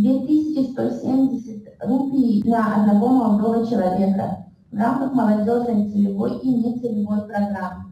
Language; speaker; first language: Russian; native; Russian